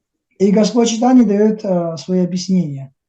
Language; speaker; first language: Russian; native; Russian